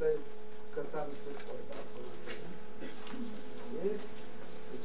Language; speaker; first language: Russian; non-native, local second language; Lithuanian